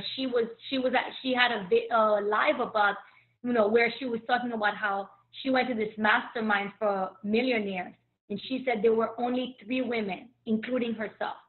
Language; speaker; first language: English; early bilingual, other home language; Haitian Creole